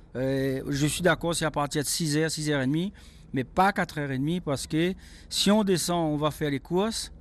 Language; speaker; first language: French; non-native, local second language; Réunion Creole French